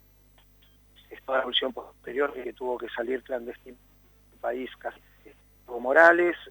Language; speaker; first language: Spanish; native; Spanish